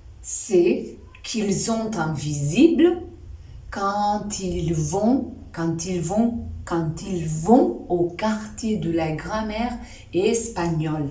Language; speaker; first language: French; non-native, fluent; Spanish